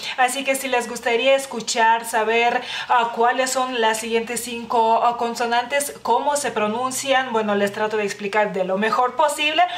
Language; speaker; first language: Spanish; non-native, fluent; Lithuanian